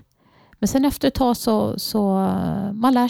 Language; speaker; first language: Swedish; non-native, fluent; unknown